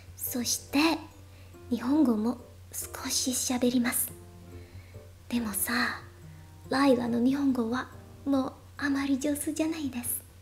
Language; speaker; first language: Japanese; non-native, learner; Indonesian